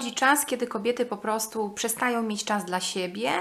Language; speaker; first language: Polish; native; Polish